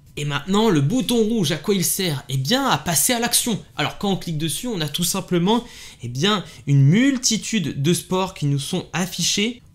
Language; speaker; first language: French; native; French